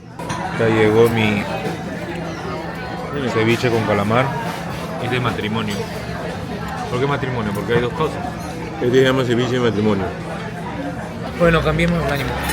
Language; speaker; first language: Spanish; early bilingual, heritage; Japanese